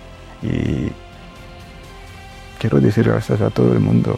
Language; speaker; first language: Spanish; non-native, fluent; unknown